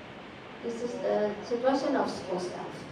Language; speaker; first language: English; non-native, fluent; Indonesian